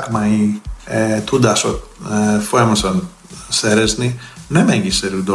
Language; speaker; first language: Hungarian; non-native, fluent; Greek